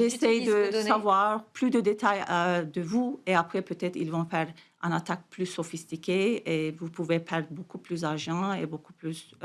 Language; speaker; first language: French; non-native, fluent; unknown